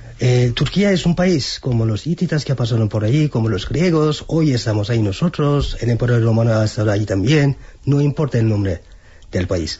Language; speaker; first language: Spanish; non-native, fluent; Turkish